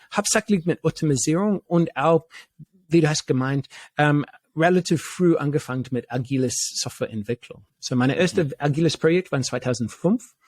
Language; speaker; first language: German; non-native, fluent; English